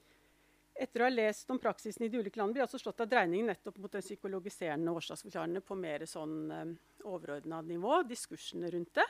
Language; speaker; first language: Norwegian; native; Norwegian